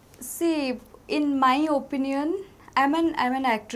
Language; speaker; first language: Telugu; non-native, local second language; Odia